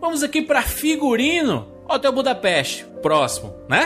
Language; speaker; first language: Portuguese; native; Portuguese